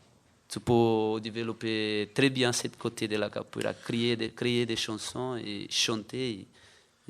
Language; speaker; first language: French; non-native, fluent; Portuguese